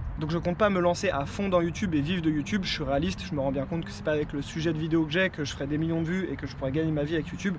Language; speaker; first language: French; native; French